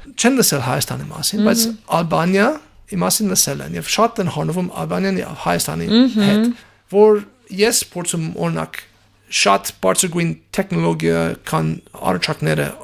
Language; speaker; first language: Armenian; non-native, fluent; English